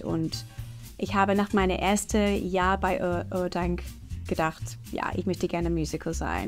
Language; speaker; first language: German; non-native, fluent; English